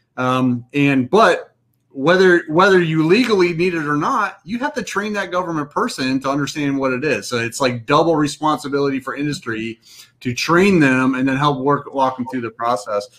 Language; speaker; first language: English; native; English